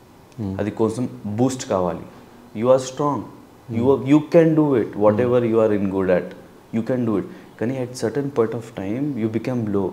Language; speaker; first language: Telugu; non-native, learner; Hindi